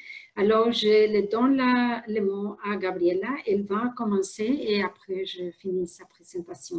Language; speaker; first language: French; non-native, fluent; Spanish